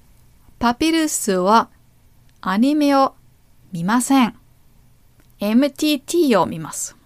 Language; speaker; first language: Japanese; non-native, learner; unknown